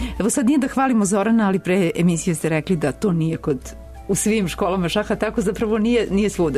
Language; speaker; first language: Serbian; native; Serbian